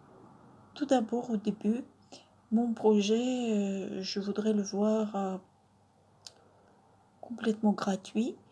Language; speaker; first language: French; non-native, fluent; Russian